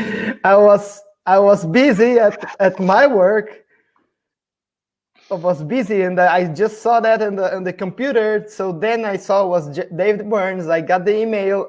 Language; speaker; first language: English; non-native, fluent; Portuguese